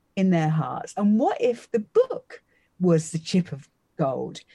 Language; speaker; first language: English; native; English